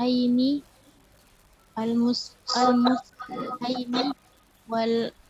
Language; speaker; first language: Arabic; non-native, learner; Indonesian